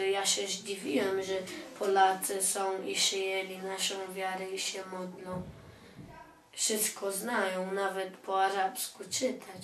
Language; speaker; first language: Polish; early bilingual, other home language; Chechen